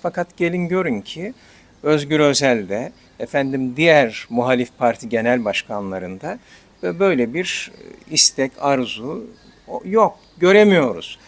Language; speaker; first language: Turkish; native; Turkish